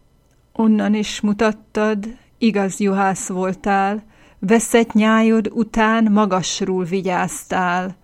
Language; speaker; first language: Hungarian; native; Hungarian